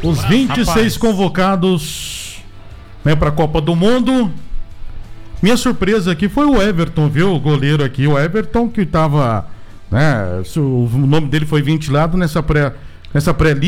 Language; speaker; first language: Portuguese; native; Portuguese